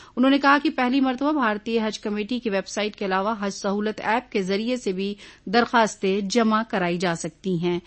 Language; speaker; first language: Urdu; native; Urdu